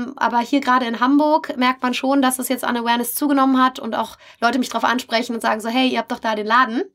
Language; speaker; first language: German; native; German